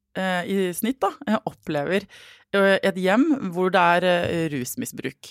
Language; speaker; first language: Norwegian; native; Norwegian